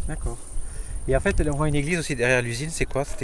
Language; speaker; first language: French; native; French